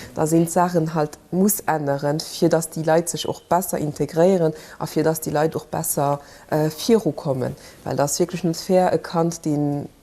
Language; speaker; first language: Luxembourgish; early bilingual, other home language; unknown